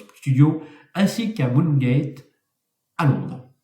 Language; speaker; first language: French; native; French